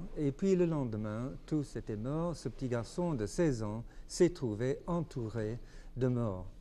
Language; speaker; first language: French; non-native, fluent; English